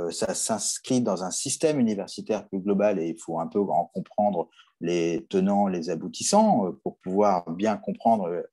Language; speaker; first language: French; native; French